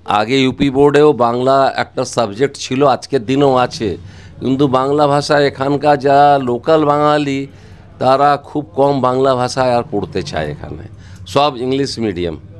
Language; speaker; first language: Bangla; non-native, local second language; Hindi